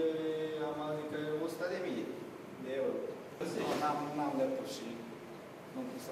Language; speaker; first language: Romanian; non-native, learner; Japanese